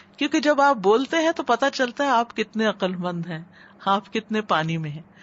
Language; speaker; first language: Urdu; native; Urdu